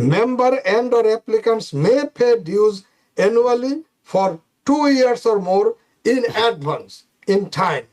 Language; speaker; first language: English; non-native, fluent; Bangla